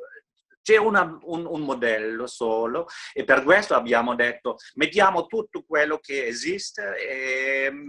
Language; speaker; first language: Italian; non-native, fluent; German